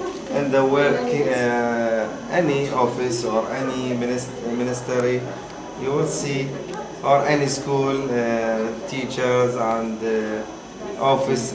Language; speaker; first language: English; non-native, learner; Arabic